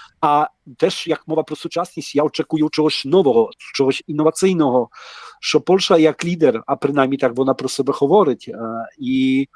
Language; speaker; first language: Polish; non-native, learner; Ukrainian